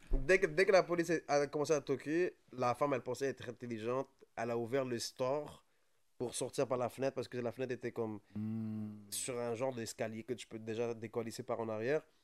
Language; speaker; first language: French; early bilingual, other home language; Arabic